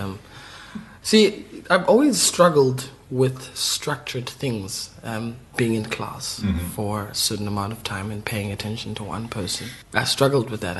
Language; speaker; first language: English; non-native, local second language; Southern Sotho